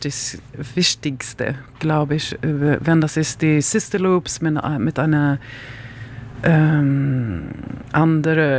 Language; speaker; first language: German; non-native, learner; Swedish